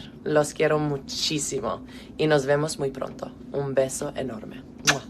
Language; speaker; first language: Spanish; non-native, fluent; English